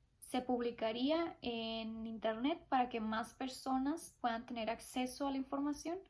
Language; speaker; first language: Spanish; early bilingual, heritage; Spanish